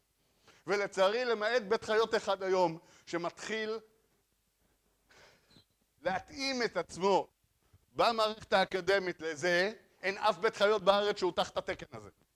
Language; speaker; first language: Hebrew; native; Hebrew